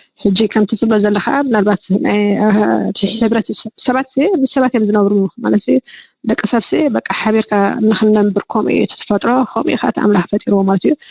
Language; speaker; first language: Tigrinya; native; Tigrinya